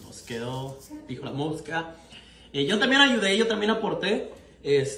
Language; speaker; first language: Spanish; native; Spanish